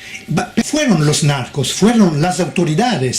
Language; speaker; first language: Spanish; non-native, fluent; Italian